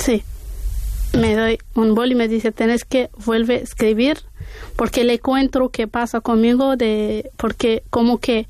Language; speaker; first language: Spanish; non-native, learner; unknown